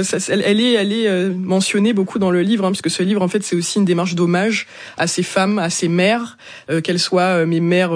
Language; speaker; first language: French; native; French